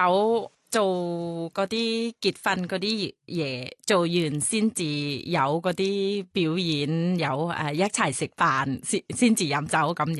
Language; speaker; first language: Cantonese; non-native, learner; Thai